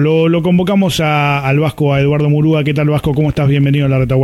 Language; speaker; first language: Spanish; native; Spanish